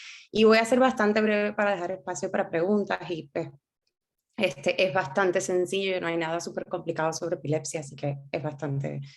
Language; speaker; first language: Spanish; native; Spanish